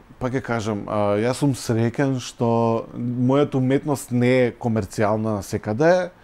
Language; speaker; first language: Macedonian; native; Macedonian